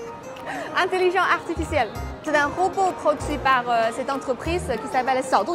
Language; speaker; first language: French; non-native, learner; Chinese